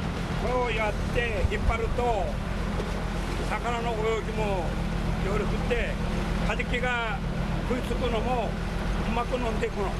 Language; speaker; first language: Japanese; native; Japanese